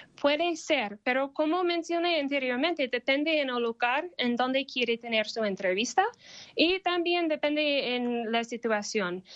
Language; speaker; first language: Spanish; non-native, learner; English